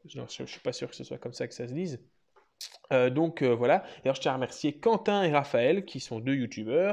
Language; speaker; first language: French; native; French